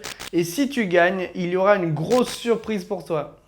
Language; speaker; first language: French; native; French